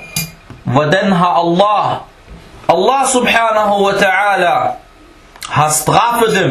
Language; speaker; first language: Danish; early bilingual, other home language; Arabic